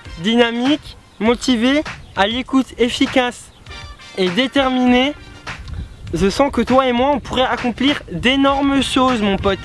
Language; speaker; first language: French; native; French